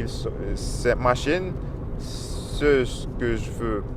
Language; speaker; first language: French; non-native, learner; Russian